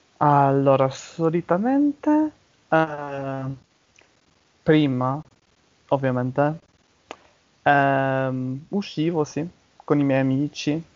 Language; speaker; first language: Italian; non-native, learner; English